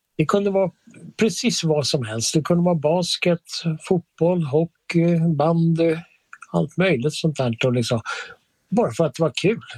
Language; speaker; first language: Swedish; native; Swedish